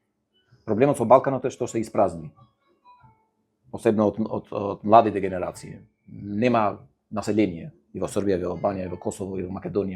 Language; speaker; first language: Macedonian; non-native, fluent; Albanian